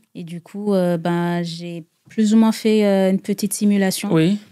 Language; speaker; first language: French; non-native, local second language; Rundi